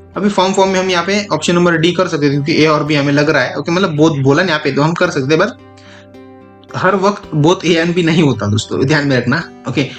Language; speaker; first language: Hindi; non-native, local second language; Marathi